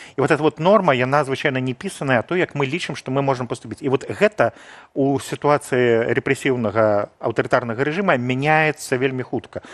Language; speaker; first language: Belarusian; non-native, local second language; Russian